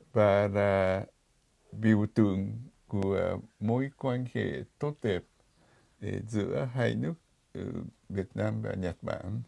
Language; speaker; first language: Vietnamese; non-native, fluent; Japanese